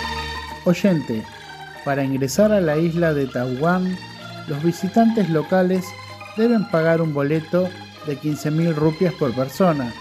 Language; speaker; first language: Spanish; non-native, fluent; Indonesian